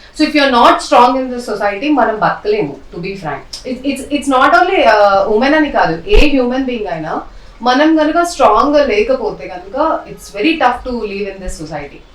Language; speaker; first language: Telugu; non-native, local second language; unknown